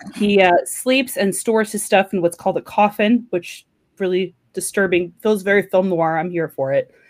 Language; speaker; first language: English; native; English